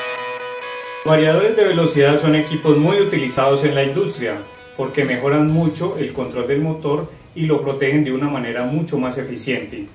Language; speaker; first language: Spanish; native; Spanish